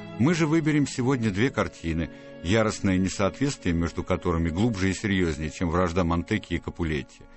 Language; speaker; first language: Russian; native; Russian